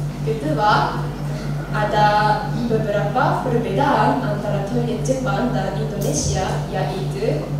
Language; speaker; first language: Indonesian; non-native, learner; Japanese